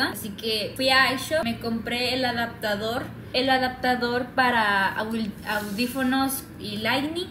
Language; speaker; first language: Spanish; native; Spanish